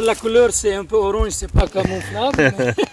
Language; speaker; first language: French; non-native, learner; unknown